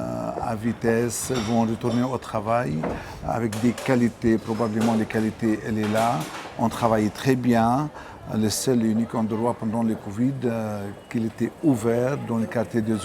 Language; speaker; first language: French; non-native, local second language; Arabic